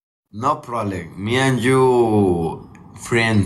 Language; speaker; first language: English; non-native, learner; Spanish